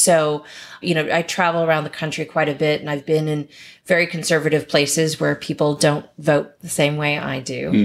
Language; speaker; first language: English; native; English